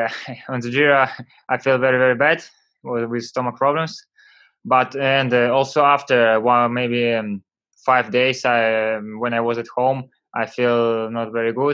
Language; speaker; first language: English; non-native, learner; Russian